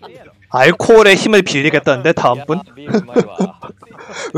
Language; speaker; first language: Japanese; non-native, learner; Korean